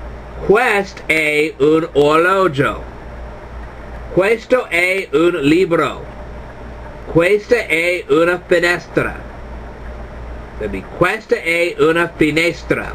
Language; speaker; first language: Italian; non-native, learner; English